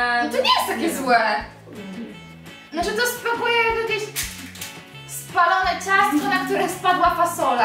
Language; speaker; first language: Polish; native; Polish